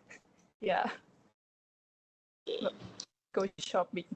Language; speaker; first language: English; non-native, learner; Thai